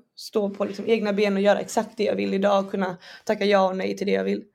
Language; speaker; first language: Swedish; native; Swedish